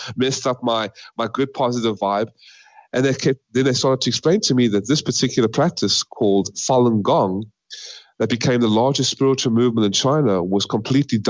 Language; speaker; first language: English; native; English